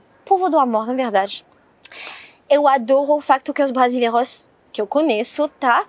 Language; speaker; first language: Portuguese; non-native, learner; French